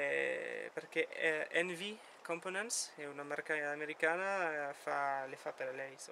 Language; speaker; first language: Italian; non-native, fluent; French